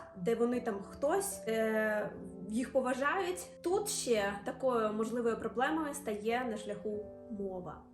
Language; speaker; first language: Ukrainian; native; Ukrainian